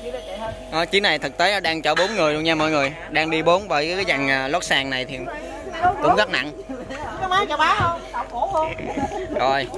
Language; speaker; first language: Vietnamese; native; Vietnamese